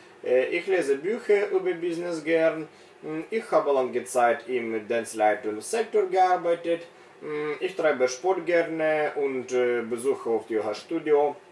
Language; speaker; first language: German; non-native, learner; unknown